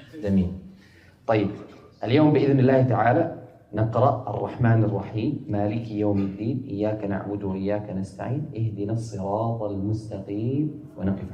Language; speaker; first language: Arabic; native; Arabic